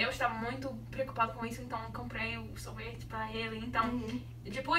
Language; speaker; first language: Portuguese; non-native, learner; English